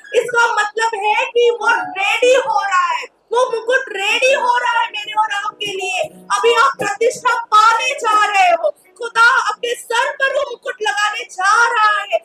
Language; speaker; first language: Hindi; non-native, local second language; Marathi